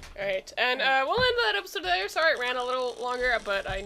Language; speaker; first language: English; native; English